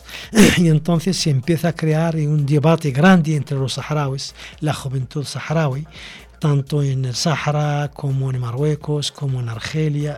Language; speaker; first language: Spanish; non-native, local second language; Arabic